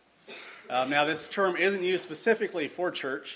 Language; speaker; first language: English; native; English